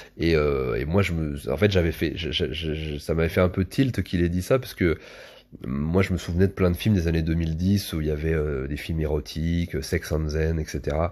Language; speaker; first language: French; native; French